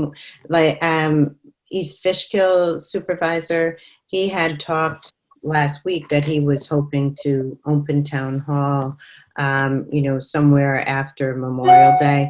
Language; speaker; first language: English; native; English